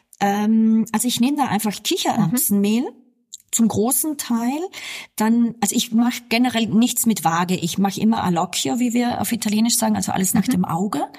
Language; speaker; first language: German; native; German